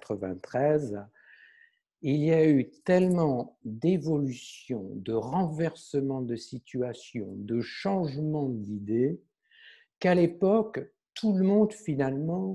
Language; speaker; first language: French; native; French